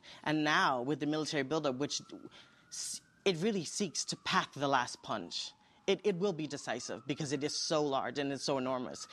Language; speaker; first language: English; native; English